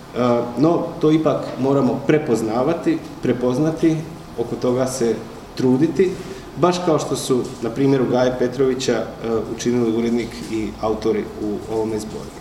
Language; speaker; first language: Croatian; native; Croatian